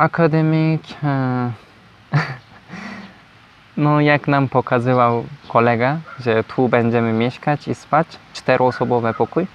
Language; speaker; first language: Polish; non-native, learner; Turkish